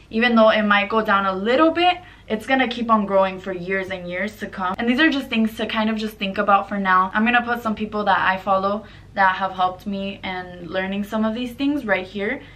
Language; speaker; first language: English; native; English